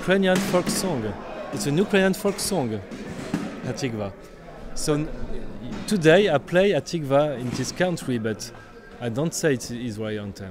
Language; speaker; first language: English; non-native, learner; French